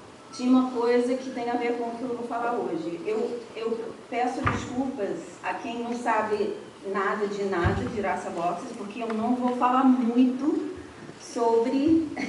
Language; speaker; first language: Portuguese; non-native, fluent; English